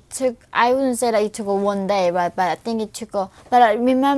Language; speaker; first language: English; non-native, fluent; Korean